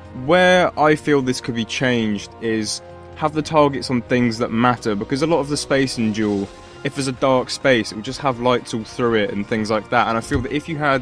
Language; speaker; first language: English; native; English